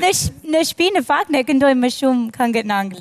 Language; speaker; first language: Albanian; non-native, learner; English